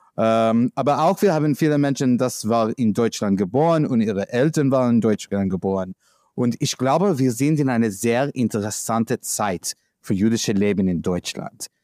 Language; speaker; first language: German; non-native, learner; English